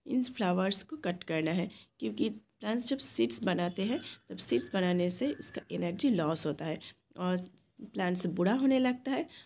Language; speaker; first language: Hindi; non-native, local second language; Bangla